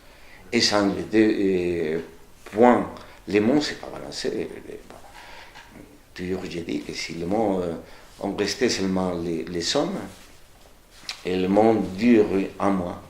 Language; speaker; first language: French; non-native, fluent; Spanish